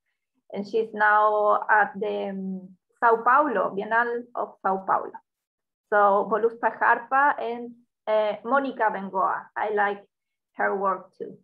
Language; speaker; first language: English; non-native, learner; Spanish